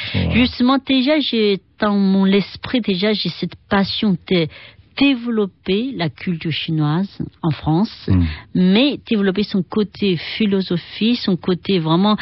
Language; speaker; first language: French; non-native, fluent; Chinese